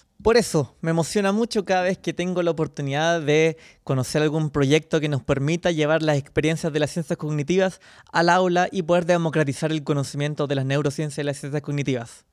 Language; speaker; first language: Spanish; native; Spanish